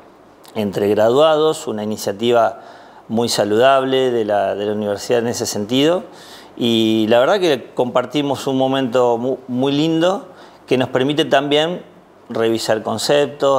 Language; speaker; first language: Spanish; native; Spanish